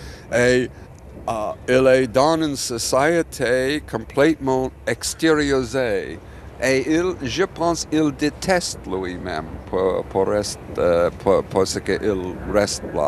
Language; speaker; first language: French; non-native, learner; English